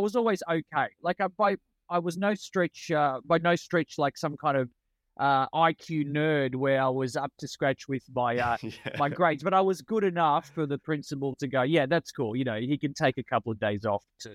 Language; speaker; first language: English; non-native, local second language; Italian